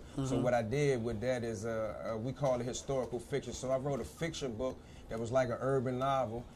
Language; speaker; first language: English; native; English